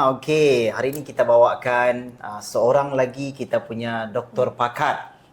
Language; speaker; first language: Malay; native; Malay